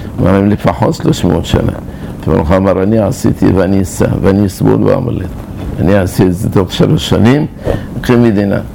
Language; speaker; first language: Hebrew; early bilingual, other home language; Arabic